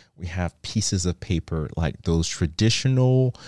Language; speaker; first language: English; non-native, fluent; Haitian Creole